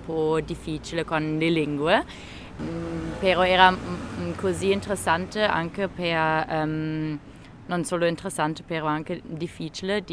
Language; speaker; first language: Italian; non-native, learner; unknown